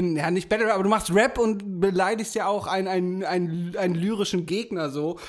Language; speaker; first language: German; native; German